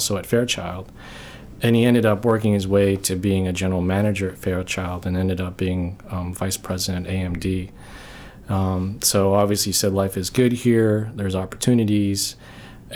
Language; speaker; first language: English; early bilingual, other home language; Korean